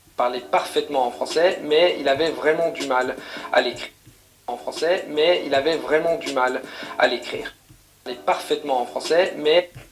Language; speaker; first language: French; non-native, fluent; Italian